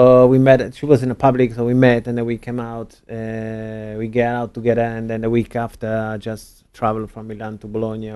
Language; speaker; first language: English; non-native, fluent; Italian